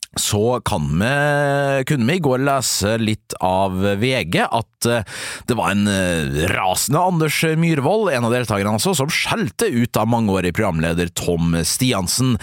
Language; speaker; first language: Norwegian; native; Norwegian